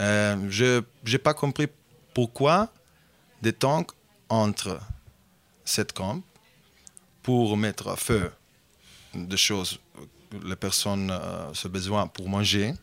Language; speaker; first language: French; non-native, fluent; Bosnian